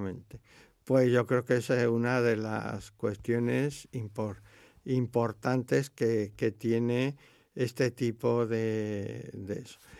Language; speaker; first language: Spanish; native; Spanish